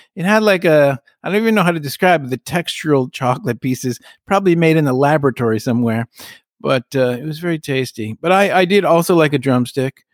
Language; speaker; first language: English; native; English